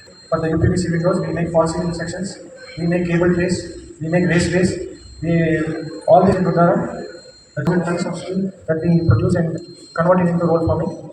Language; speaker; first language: English; non-native, local second language; Telugu